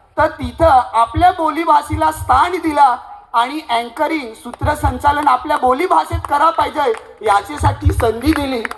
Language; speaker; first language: Marathi; non-native, local second language; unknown